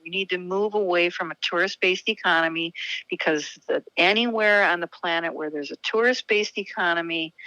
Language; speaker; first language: English; native; English